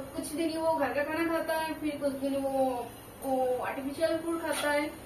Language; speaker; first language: Hindi; non-native, local second language; Odia